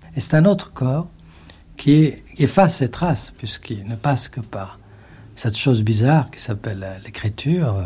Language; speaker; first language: French; non-native, local second language; Arabic